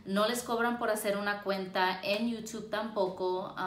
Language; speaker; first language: Spanish; early bilingual, heritage; Spanish